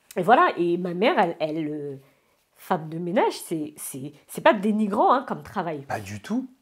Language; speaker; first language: French; native; French